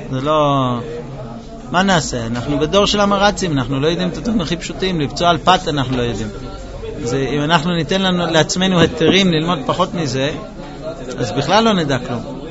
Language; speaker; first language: Hebrew; non-native, fluent; English